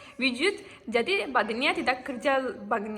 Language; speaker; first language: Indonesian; non-native, learner; Turkish